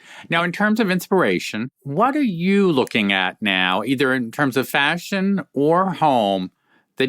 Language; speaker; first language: English; native; English